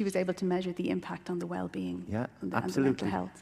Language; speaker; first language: English; native; English